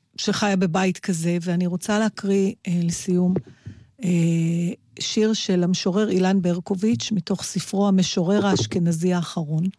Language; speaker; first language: Hebrew; native; Hebrew